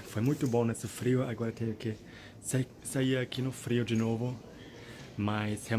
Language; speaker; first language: Portuguese; non-native, fluent; German